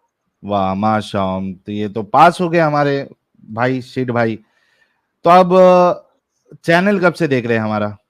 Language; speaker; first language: Hindi; native; Hindi